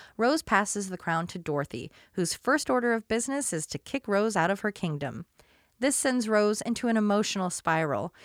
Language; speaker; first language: English; native; English